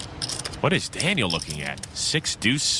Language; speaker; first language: English; native; English